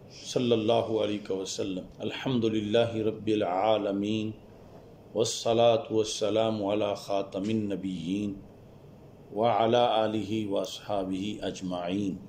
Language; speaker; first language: Urdu; non-native, local second language; Punjabi